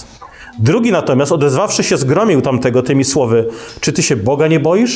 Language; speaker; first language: Polish; native; Polish